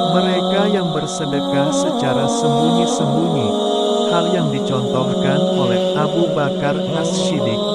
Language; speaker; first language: Indonesian; native; Indonesian